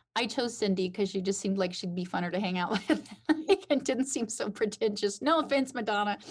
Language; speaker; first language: English; native; English